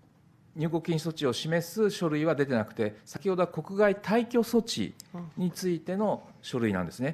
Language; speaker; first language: Japanese; native; Japanese